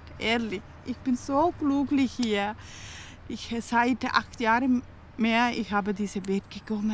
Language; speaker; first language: German; non-native, learner; Tamil